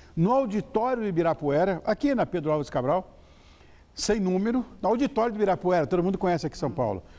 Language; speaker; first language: Portuguese; native; Portuguese